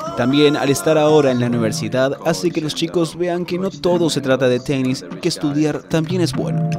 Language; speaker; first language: Spanish; non-native, fluent; Rundi